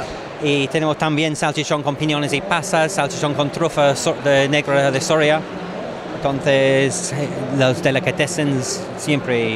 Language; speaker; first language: Spanish; non-native, learner; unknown